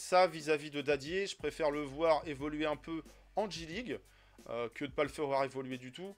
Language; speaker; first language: French; native; French